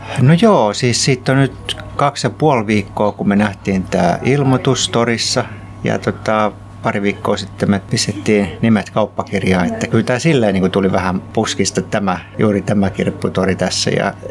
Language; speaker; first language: Finnish; native; Finnish